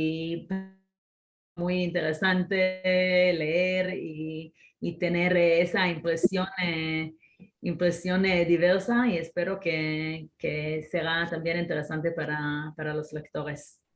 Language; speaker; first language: Spanish; non-native, fluent; Hebrew